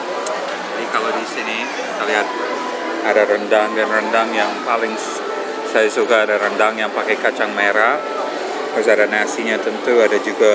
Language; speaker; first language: Indonesian; non-native, fluent; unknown